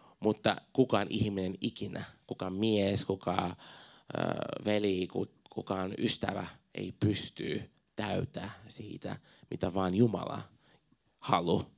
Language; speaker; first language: Finnish; non-native, fluent; Portuguese